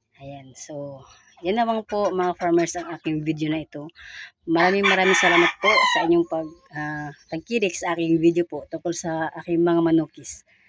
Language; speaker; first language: Filipino; non-native, local second language; Cebuano